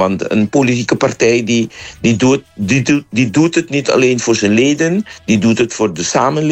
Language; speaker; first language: Dutch; non-native, local second language; Papiamento